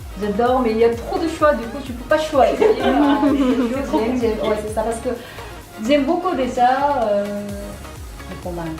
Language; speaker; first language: French; non-native, learner; Korean